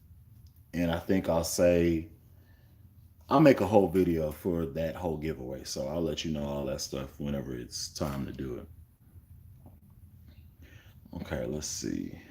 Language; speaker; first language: English; native; English